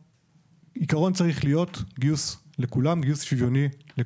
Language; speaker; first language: Hebrew; native; Hebrew